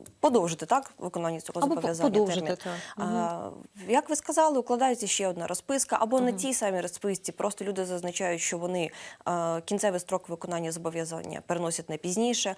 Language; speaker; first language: Ukrainian; native; Ukrainian